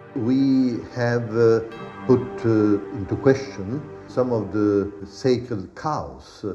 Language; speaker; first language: English; non-native, fluent; Italian